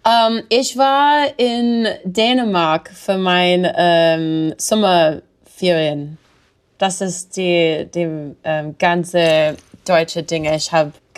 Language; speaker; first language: German; non-native, learner; English